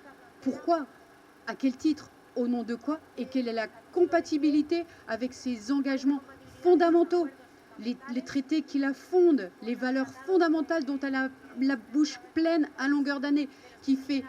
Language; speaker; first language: French; native; French